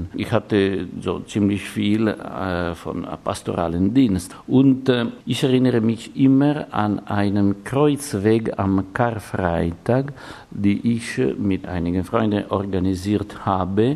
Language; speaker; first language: German; non-native, fluent; Italian